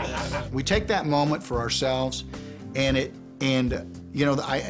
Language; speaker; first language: English; native; English